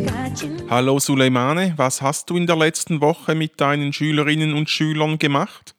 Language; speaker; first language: German; native; German